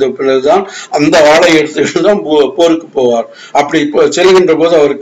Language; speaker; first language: Tamil; native; Tamil